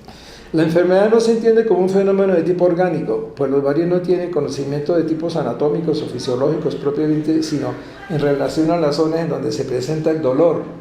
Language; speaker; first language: Spanish; native; Spanish